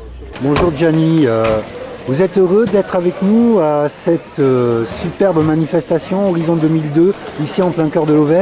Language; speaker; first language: French; native; French